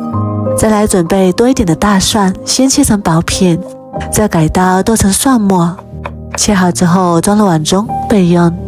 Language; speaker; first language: Chinese; native; Chinese